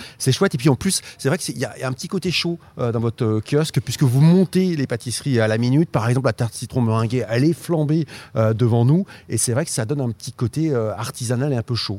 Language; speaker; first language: French; native; French